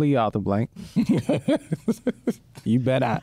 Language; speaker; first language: English; native; English